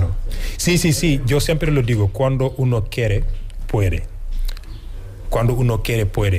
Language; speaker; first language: Spanish; non-native, fluent; Wolof